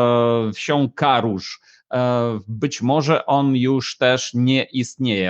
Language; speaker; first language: Polish; non-native, fluent; Ukrainian